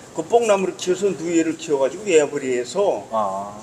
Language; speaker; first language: Korean; native; Korean